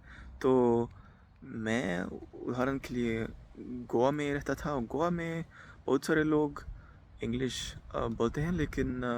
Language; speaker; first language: Hindi; non-native, learner; Dutch